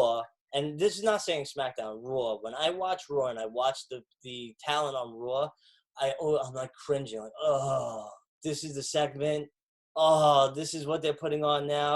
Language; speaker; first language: English; native; English